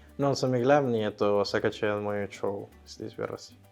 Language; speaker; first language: Russian; non-native, learner; Spanish